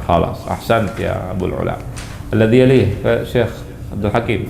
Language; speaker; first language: Arabic; non-native, fluent; Indonesian